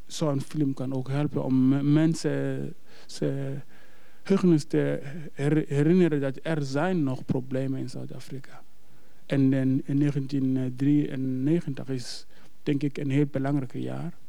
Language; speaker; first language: Dutch; non-native, fluent; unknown